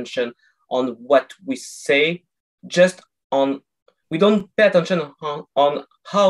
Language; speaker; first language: English; non-native, fluent; French